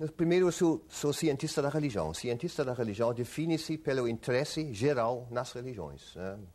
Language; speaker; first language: Portuguese; non-native, fluent; German